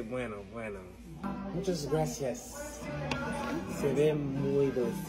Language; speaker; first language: Spanish; non-native, learner; English